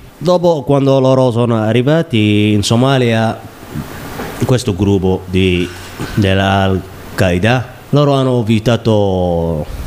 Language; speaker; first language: Italian; non-native, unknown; Somali